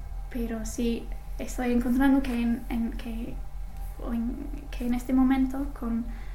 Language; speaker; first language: Spanish; non-native, fluent; English